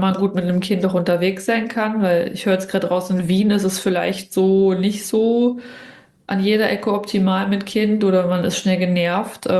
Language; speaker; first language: German; native; German